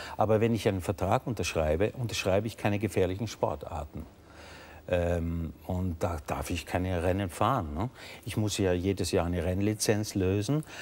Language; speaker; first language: German; native; German